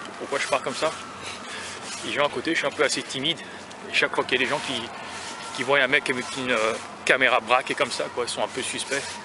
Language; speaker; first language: French; native; French